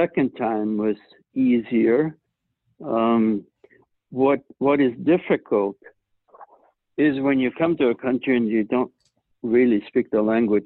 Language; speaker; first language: English; non-native, fluent; Swiss German